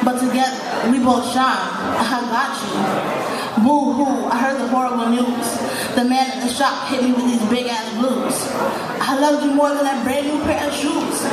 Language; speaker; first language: English; native; English